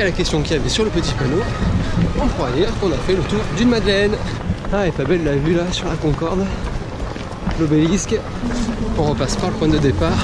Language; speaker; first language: French; native; French